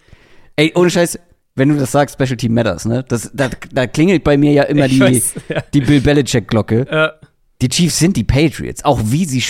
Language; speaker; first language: German; native; German